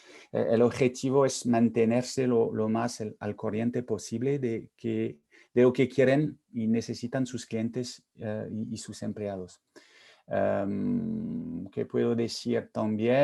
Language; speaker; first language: Spanish; non-native, fluent; French